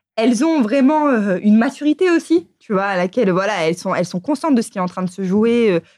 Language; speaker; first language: French; native; French